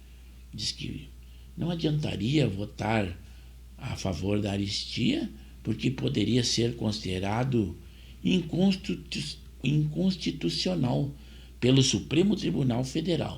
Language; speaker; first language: Portuguese; native; Portuguese